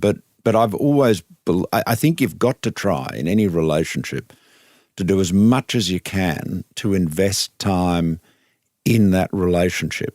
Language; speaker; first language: English; native; English